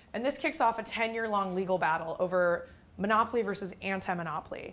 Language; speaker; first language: English; native; English